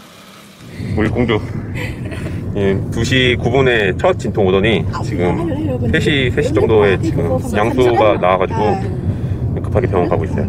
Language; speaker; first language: Korean; native; Korean